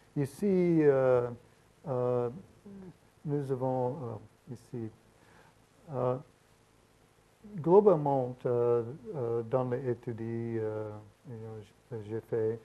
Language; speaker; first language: French; non-native, learner; English